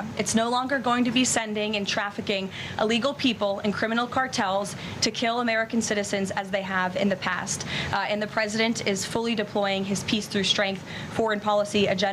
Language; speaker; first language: English; native; English